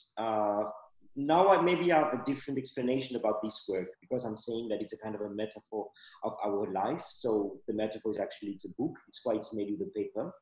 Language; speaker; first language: English; non-native, fluent; Malagasy